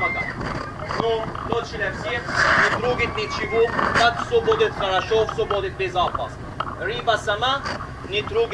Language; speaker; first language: Russian; non-native, learner; Arabic